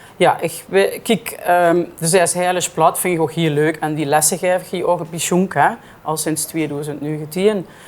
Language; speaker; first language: Dutch; native; Dutch